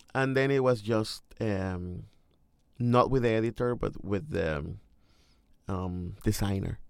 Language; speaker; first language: English; non-native, fluent; Spanish